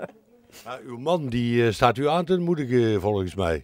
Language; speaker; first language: Dutch; native; Dutch